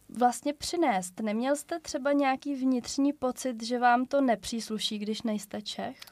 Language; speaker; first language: Czech; native; Czech